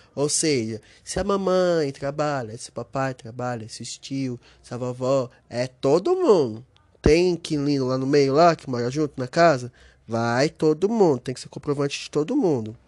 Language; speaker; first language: Portuguese; native; Portuguese